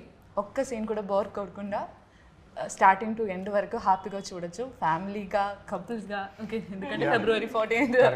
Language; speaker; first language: Telugu; non-native, learner; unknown